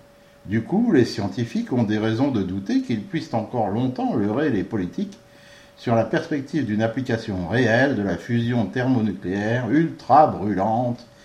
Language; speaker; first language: French; native; French